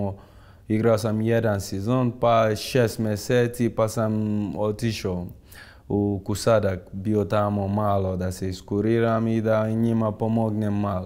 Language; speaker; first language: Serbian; non-native, fluent; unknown